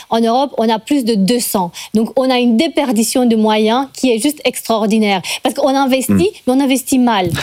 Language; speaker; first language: French; non-native, fluent; Romanian